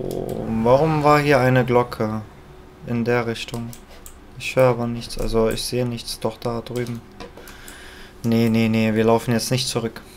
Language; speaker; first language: German; native; German